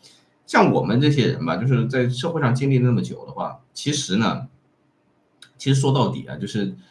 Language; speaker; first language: Chinese; native; Chinese